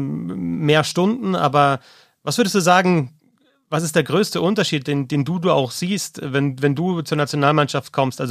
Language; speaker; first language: German; native; German